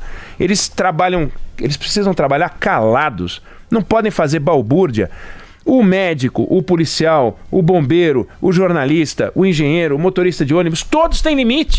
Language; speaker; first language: Portuguese; native; Portuguese